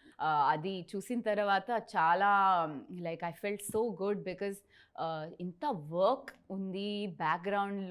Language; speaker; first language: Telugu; non-native, learner; Tulu